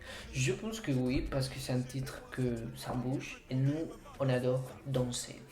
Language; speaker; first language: French; non-native, fluent; Spanish